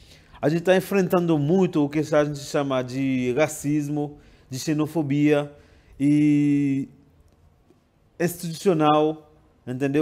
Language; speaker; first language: Portuguese; non-native, fluent; Haitian Creole